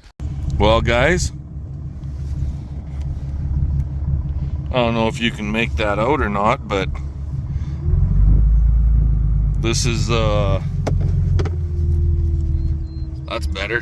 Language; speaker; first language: English; native; English